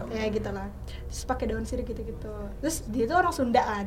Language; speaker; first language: Indonesian; native; Indonesian